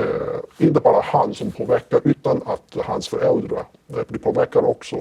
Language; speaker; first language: Swedish; non-native, fluent; Cantonese